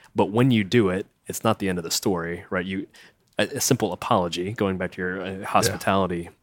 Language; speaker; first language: English; native; English